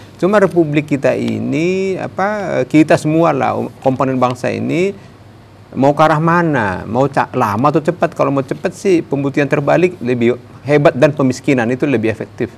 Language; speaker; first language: Indonesian; native; Indonesian